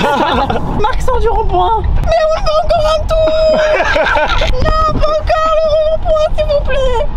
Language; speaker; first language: French; native; French